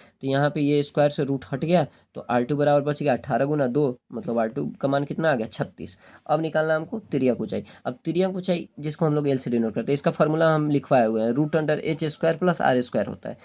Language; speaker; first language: Hindi; native; Hindi